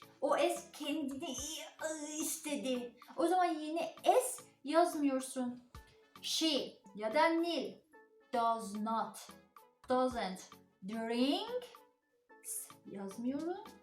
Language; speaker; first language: Turkish; non-native, learner; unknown